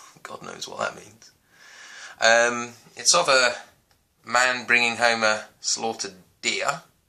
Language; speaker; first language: English; native; English